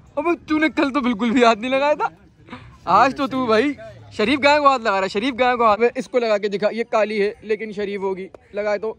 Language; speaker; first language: Urdu; native; Urdu